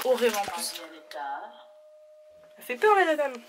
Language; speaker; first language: French; native; French